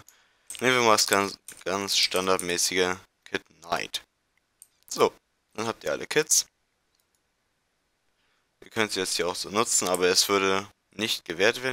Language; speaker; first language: German; native; German